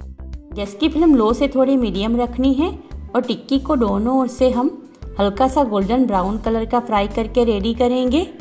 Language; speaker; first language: Hindi; non-native, local second language; Gujarati